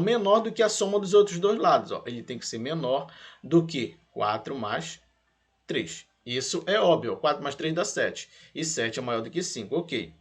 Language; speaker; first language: Portuguese; native; Portuguese